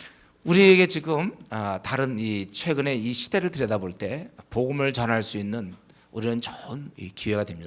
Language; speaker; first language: Korean; native; Korean